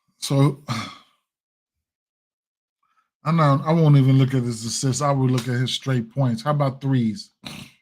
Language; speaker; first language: English; native; English